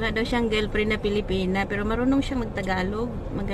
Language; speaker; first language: Filipino; native; Filipino